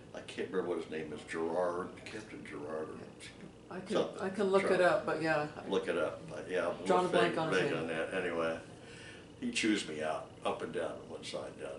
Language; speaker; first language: English; native; English